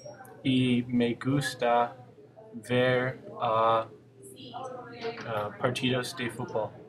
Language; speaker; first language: Spanish; non-native, learner; English